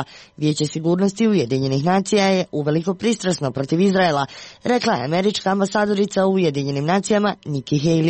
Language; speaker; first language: Croatian; native; Croatian